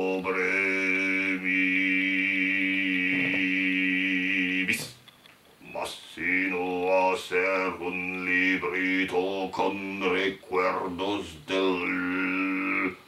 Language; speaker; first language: Spanish; non-native, learner; French